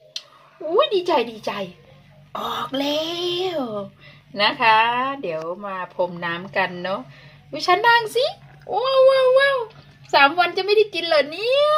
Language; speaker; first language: Thai; native; Thai